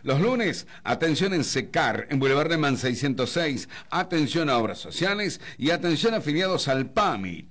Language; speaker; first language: Spanish; native; Spanish